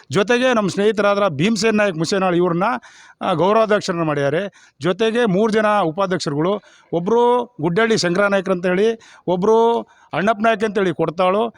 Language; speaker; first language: Kannada; non-native, local second language; Lambadi